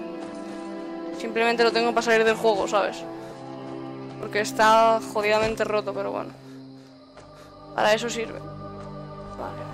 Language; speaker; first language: Spanish; native; Spanish